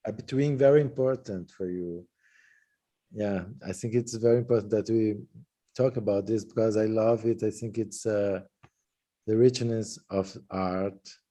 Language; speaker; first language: English; non-native, fluent; Portuguese